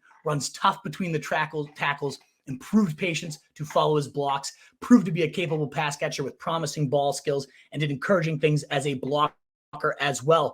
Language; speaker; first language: English; native; English